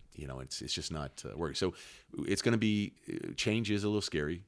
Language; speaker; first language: English; native; English